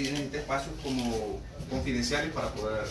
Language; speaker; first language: Spanish; native; Spanish